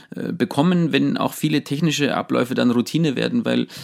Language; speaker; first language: German; native; German